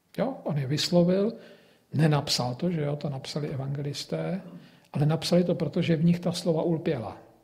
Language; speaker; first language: Czech; native; Czech